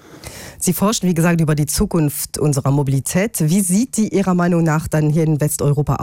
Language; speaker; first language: German; non-native, local second language; Luxembourgish